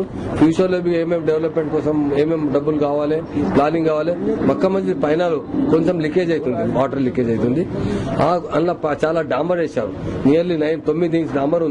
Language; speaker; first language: Telugu; non-native, local second language; Urdu